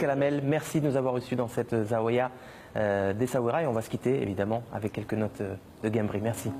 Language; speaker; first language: French; native; French